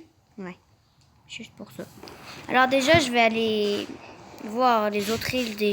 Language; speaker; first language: French; native; French